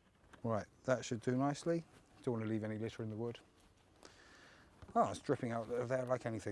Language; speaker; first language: English; native; English